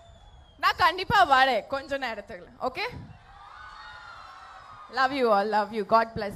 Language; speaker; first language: Tamil; non-native, learner; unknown